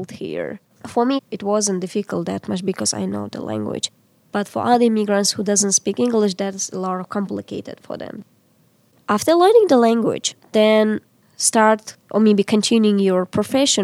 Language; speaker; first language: English; non-native, fluent; Uzbek